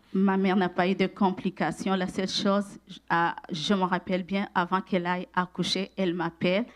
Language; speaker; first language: French; non-native, local second language; Rundi